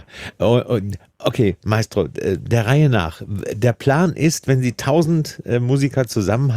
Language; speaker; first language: German; native; German